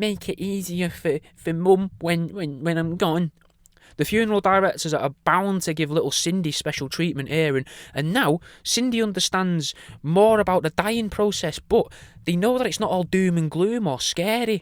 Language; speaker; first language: English; native; English